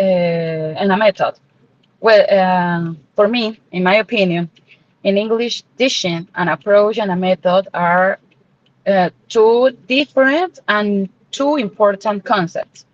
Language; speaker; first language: English; non-native, learner; Spanish